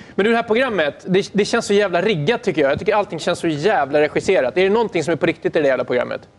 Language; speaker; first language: Swedish; native; Swedish